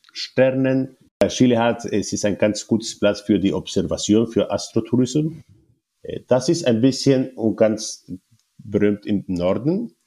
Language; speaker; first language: German; non-native, learner; Spanish